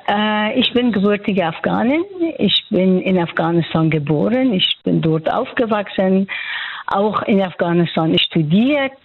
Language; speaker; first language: German; non-native, fluent; Persian